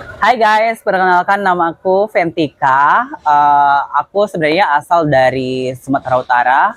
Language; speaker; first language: Indonesian; native; Indonesian